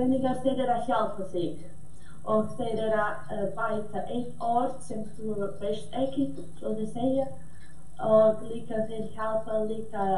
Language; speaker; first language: Icelandic; non-native, learner; Portuguese